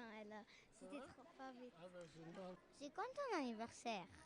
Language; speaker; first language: French; non-native, fluent; Arabic